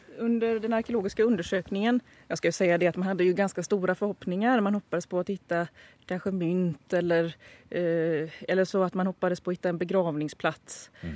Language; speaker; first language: Swedish; native; Swedish